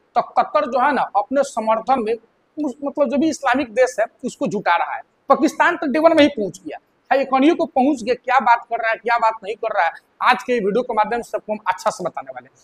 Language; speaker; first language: Hindi; native; Hindi